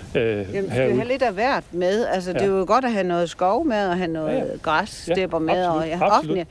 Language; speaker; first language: Danish; native; Danish